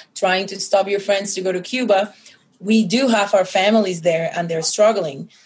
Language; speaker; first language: English; non-native, fluent; Spanish